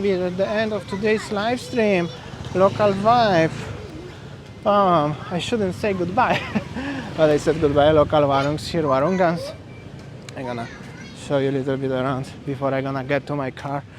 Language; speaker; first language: English; non-native, fluent; Polish